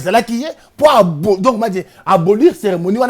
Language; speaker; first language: French; non-native, local second language; Lingala